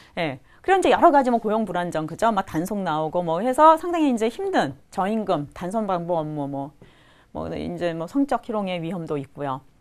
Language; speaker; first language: Korean; native; Korean